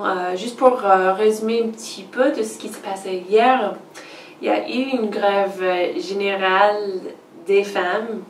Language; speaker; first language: French; non-native, fluent; English